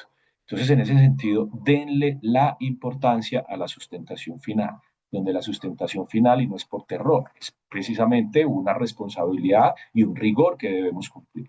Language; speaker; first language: Spanish; native; Spanish